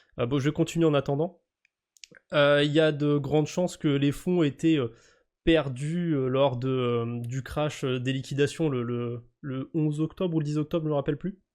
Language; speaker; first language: French; native; French